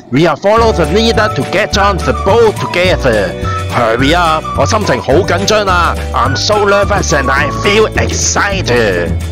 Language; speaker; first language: English; non-native, local second language; Cantonese